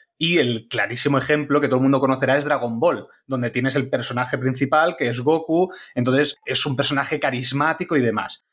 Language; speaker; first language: Spanish; native; Spanish